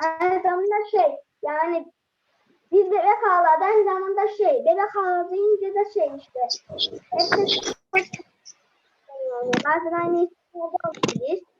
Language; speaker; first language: Turkish; early bilingual, heritage; Turkish